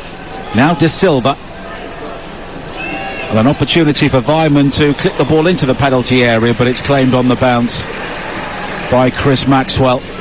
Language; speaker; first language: English; native; English